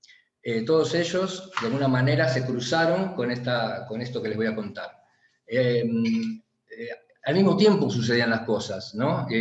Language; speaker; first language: Spanish; native; Spanish